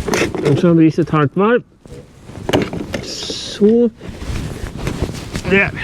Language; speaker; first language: Swedish; native; Swedish